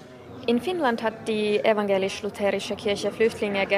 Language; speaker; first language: German; non-native, fluent; Finnish